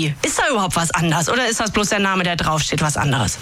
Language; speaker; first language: German; native; German